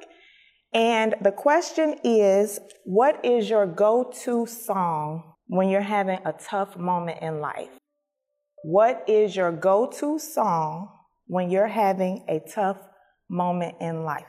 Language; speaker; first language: English; native; English